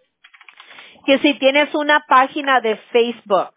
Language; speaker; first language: Spanish; early bilingual, heritage; Spanish